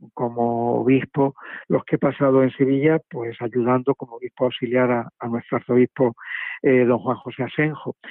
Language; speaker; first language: Spanish; native; Spanish